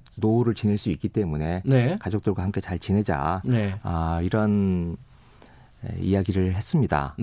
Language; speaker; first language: Korean; native; Korean